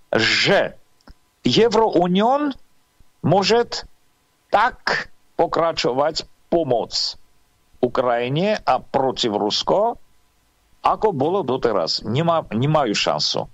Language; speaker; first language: Slovak; non-native, fluent; Armenian